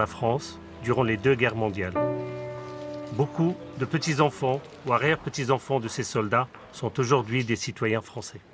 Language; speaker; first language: French; native; French